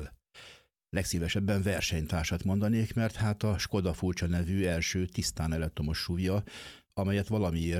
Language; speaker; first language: Hungarian; native; Hungarian